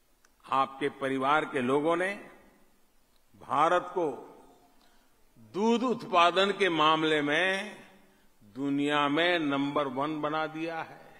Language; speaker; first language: Hindi; non-native, local second language; Gujarati